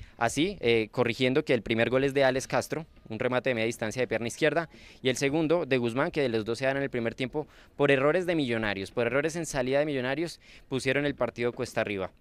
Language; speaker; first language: Spanish; native; Spanish